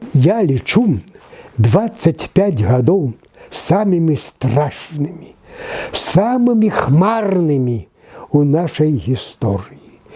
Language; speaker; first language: Belarusian; native; Belarusian